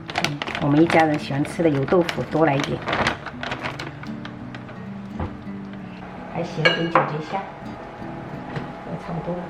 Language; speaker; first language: Chinese; native; Chinese